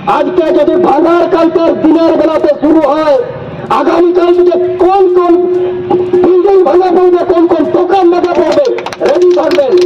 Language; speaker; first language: Bangla; non-native, local second language; Santali